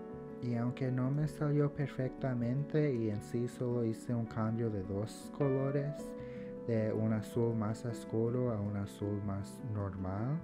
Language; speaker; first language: Spanish; early bilingual, heritage; English